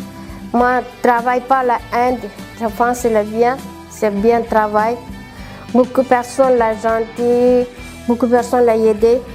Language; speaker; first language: French; non-native, learner; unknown